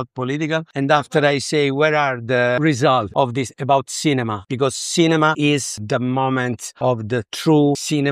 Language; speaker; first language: English; non-native, learner; Italian